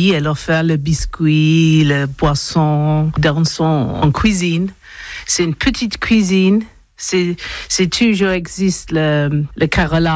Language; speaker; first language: French; non-native, learner; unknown